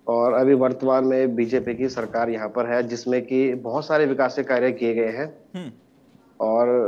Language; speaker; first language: Hindi; native; Hindi